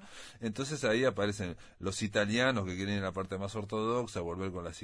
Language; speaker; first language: Spanish; native; Spanish